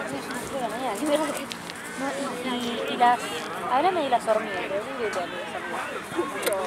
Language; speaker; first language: Spanish; native; Spanish